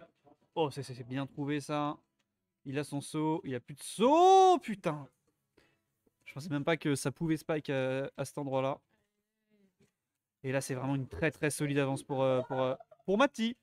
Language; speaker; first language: French; native; French